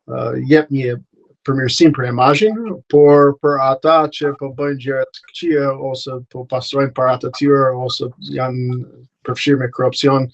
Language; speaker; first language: Albanian; non-native, fluent; English